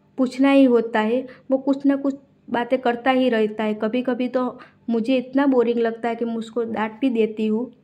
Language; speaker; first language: Hindi; non-native, local second language; Gujarati